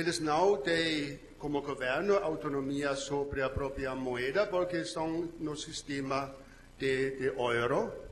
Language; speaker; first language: Portuguese; non-native, fluent; German